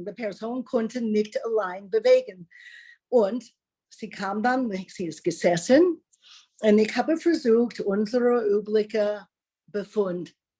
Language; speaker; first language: German; non-native, learner; English